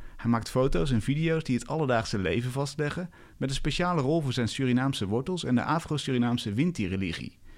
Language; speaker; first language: Dutch; native; Dutch